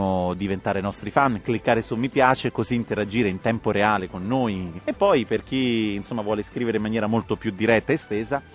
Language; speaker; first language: Italian; native; Italian